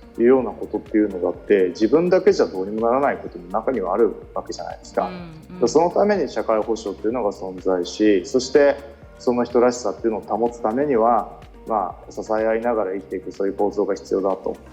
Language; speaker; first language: Japanese; native; Japanese